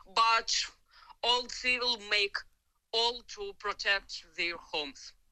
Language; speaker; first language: English; non-native, learner; Ukrainian